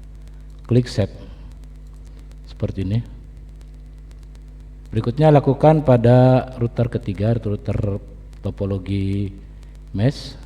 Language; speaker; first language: Indonesian; native; Indonesian